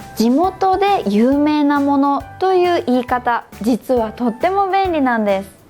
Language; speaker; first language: Japanese; native; Japanese